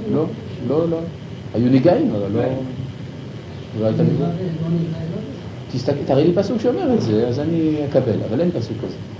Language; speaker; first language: Hebrew; non-native, fluent; French